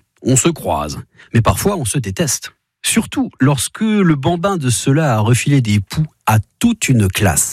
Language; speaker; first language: French; native; French